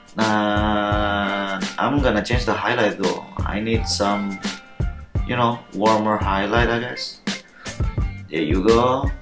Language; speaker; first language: English; non-native, fluent; Indonesian